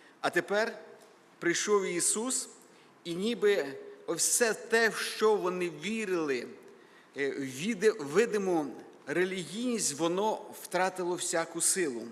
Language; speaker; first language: Ukrainian; native; Ukrainian